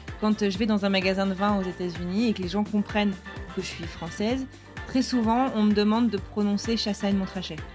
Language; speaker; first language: French; native; French